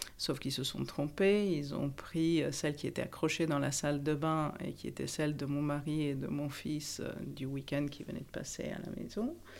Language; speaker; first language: French; non-native, fluent; Italian